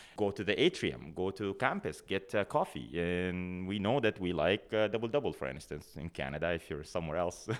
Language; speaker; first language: English; non-native, fluent; Arabic